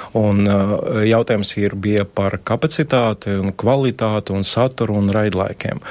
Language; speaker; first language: Latvian; non-native, local second language; Russian